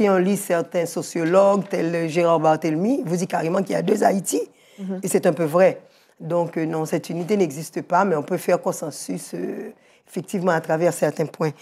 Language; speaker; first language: French; native; French